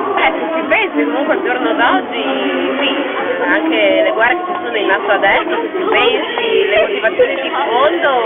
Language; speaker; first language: Italian; native; Italian